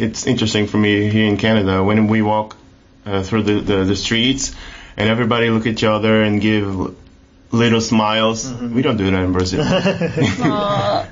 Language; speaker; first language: English; non-native, fluent; Portuguese